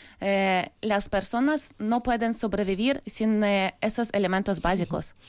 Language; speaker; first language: Spanish; non-native, learner; Ukrainian